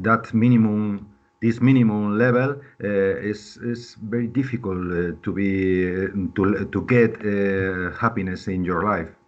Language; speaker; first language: English; non-native, learner; Spanish